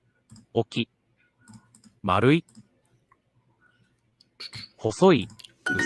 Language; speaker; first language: Japanese; non-native, learner; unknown